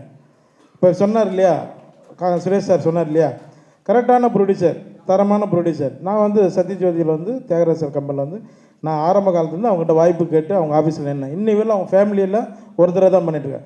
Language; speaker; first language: Tamil; native; Tamil